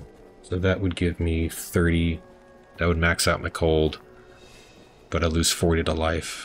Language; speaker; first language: English; native; English